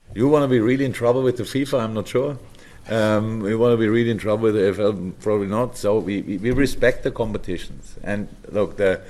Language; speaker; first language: English; non-native, fluent; German